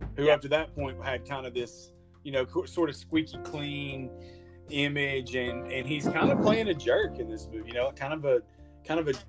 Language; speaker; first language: English; native; English